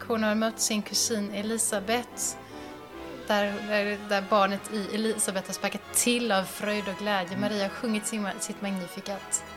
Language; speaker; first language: Swedish; native; Swedish